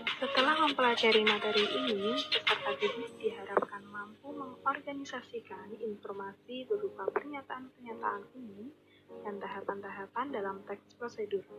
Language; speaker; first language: Indonesian; native; Indonesian